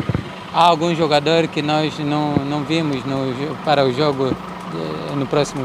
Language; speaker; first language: Portuguese; non-native, fluent; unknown